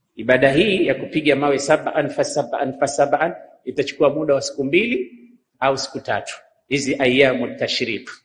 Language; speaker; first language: Swahili; native; Swahili